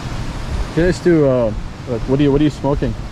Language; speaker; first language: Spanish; non-native, learner; English